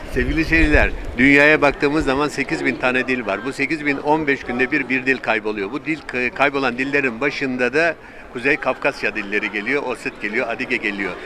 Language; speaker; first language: Turkish; native; Turkish